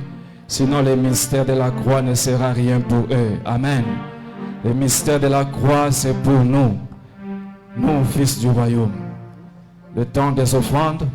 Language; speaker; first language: French; non-native, local second language; Swahili